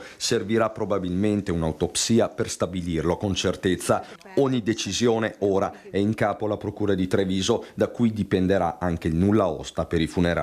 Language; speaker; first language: Italian; native; Italian